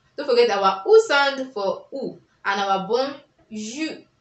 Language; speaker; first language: English; non-native, local second language; Yoruba